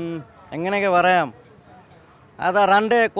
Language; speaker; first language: Malayalam; non-native, learner; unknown